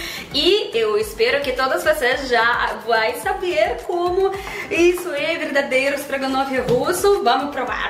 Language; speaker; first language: Portuguese; non-native, fluent; Russian